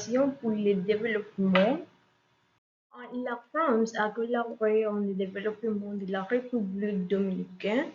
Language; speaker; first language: French; non-native, learner; Spanish